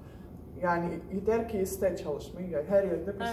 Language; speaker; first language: Turkish; non-native, fluent; Russian